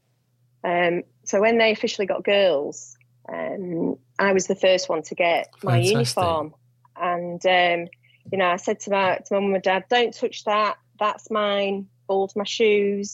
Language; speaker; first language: English; native; English